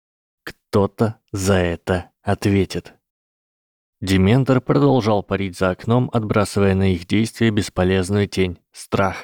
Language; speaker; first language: Russian; native; Russian